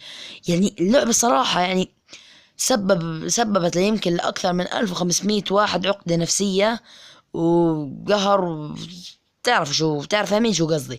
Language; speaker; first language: Arabic; native; Arabic